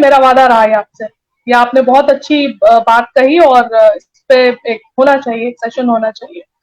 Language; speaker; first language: Hindi; native; Hindi